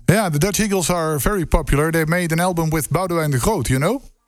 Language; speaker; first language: English; non-native, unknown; Dutch